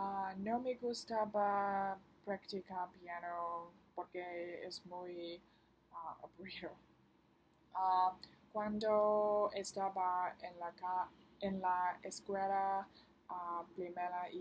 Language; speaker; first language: Spanish; non-native, learner; Chinese